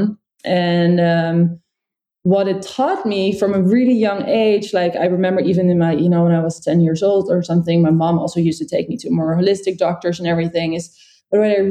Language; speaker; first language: English; non-native, fluent; Dutch